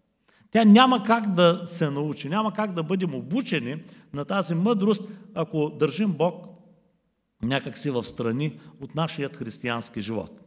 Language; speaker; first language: Bulgarian; native; Bulgarian